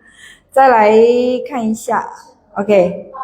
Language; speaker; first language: Chinese; non-native, fluent; Indonesian